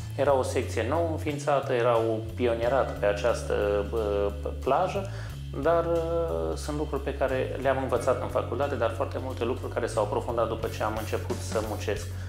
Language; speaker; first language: Romanian; native; Romanian